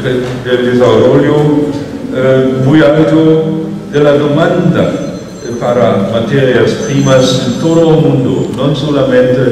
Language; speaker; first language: Portuguese; non-native, fluent; German